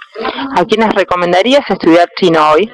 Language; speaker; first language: Spanish; native; Spanish